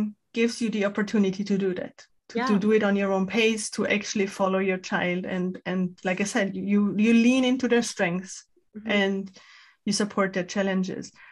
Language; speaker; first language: English; non-native, fluent; German